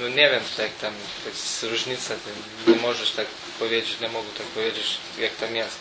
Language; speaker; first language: Polish; non-native, learner; Lithuanian